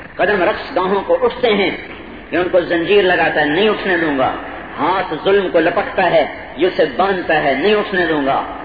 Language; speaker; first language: Urdu; non-native, local second language; Punjabi